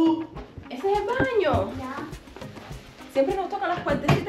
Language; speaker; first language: Spanish; native; Spanish